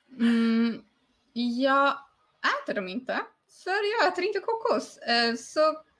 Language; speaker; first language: Swedish; non-native, fluent; Polish